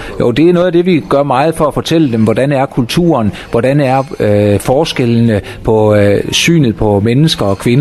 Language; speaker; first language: Danish; native; Danish